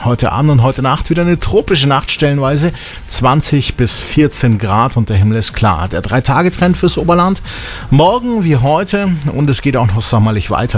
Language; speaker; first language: German; native; German